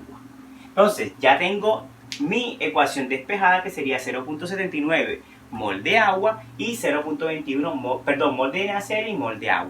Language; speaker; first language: Spanish; native; Spanish